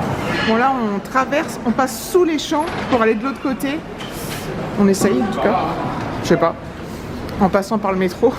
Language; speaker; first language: French; native; French